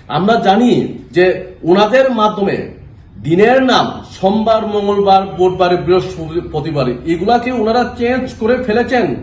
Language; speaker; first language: Bangla; non-native, local second language; Kok Borok